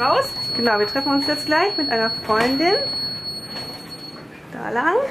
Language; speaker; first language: German; native; German